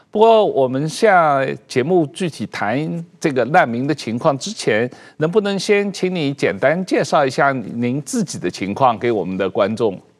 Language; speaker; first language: Chinese; native; Chinese